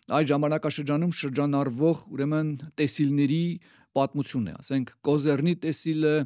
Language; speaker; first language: Armenian; native; Armenian